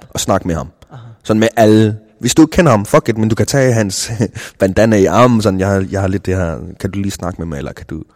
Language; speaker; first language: Danish; non-native, local second language; Kalaallisut